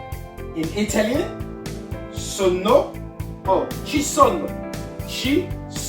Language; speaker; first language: Italian; non-native, learner; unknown